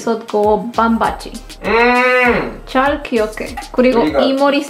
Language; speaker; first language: Korean; non-native, learner; Spanish